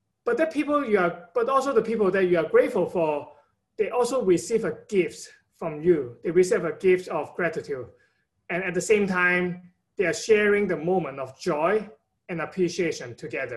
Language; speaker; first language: English; non-native, local second language; Cantonese